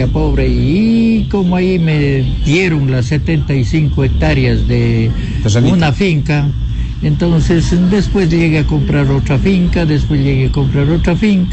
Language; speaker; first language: Spanish; native; Spanish